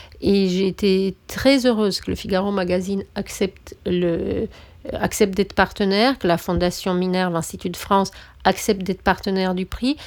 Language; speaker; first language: French; non-native, fluent; Romanian